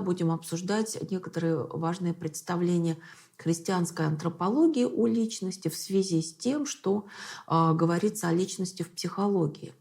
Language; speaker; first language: Russian; native; Russian